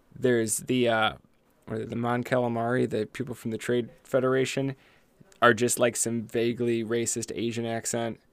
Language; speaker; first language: English; native; English